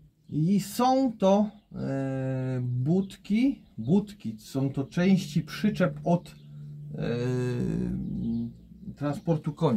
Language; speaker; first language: Polish; native; Polish